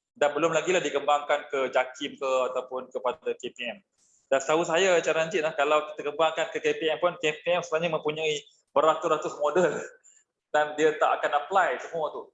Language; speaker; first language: Malay; native; Malay